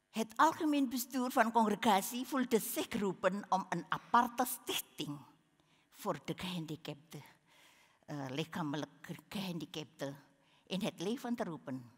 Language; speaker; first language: Dutch; non-native, learner; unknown